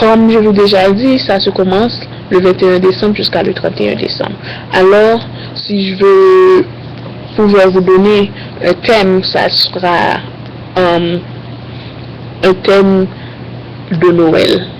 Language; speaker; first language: French; non-native, learner; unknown